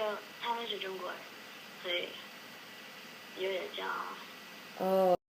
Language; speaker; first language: Chinese; non-native, learner; English